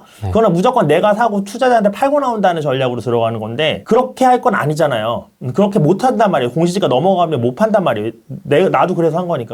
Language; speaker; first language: Korean; native; Korean